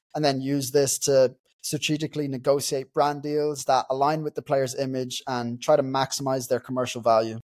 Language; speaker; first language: English; native; English